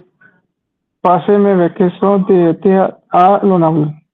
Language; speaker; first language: French; non-native, learner; Hindi